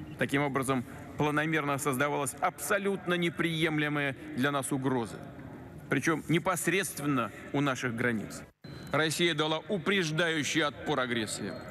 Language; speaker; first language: Russian; native; Russian